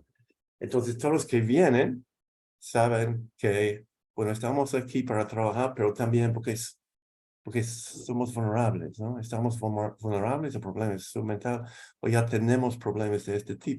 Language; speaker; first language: Spanish; non-native, fluent; English